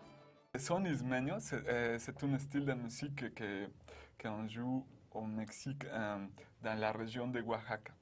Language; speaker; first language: French; non-native, fluent; Spanish